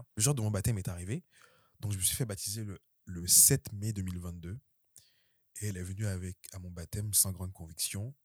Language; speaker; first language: French; early bilingual, other home language; Haitian Creole